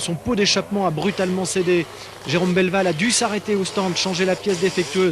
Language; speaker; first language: French; native; French